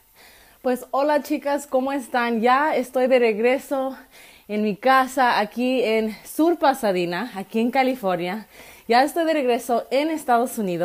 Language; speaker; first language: Spanish; early bilingual, other home language; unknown